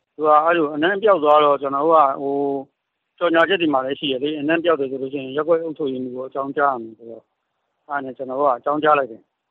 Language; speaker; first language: Burmese; native; Burmese